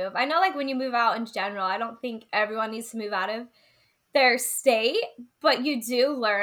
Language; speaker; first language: English; native; English